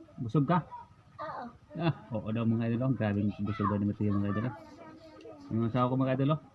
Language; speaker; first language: Filipino; non-native, local second language; Cebuano